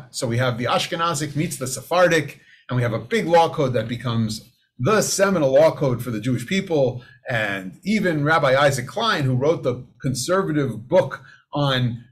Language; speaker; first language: English; native; English